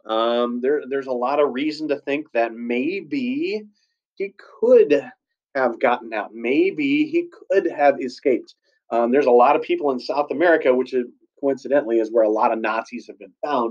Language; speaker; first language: English; native; English